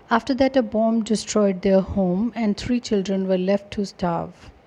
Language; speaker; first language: English; non-native, local second language; Punjabi